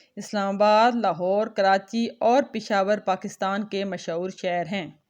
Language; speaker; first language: Urdu; non-native, local second language; Punjabi